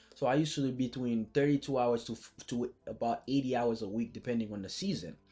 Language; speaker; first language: English; early bilingual, other home language; Haitian Creole